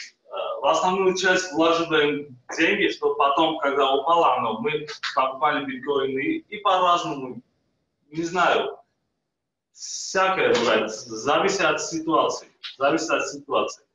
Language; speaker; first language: Russian; non-native, fluent; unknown